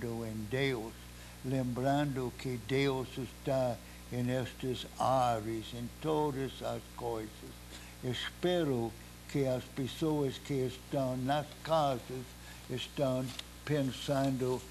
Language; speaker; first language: Portuguese; non-native, fluent; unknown